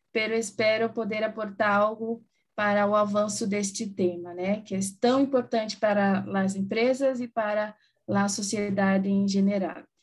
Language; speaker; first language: Spanish; non-native, learner; Portuguese